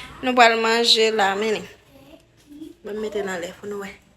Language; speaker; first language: French; non-native, local second language; Haitian Creole